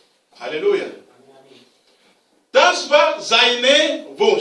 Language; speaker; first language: German; non-native, learner; Romanian